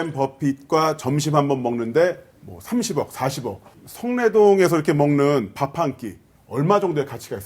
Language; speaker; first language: Korean; native; Korean